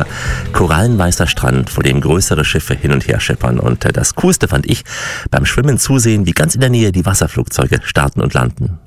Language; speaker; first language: German; native; German